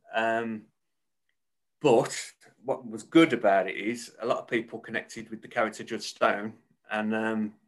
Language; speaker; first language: English; native; English